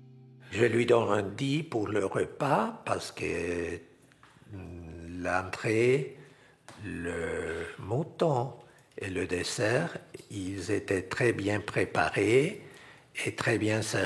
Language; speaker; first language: French; early bilingual, heritage; Spanish